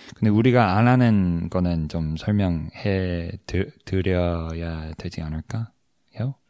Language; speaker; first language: Korean; non-native, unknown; English